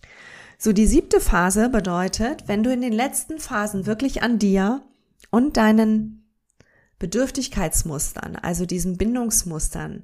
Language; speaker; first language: German; native; German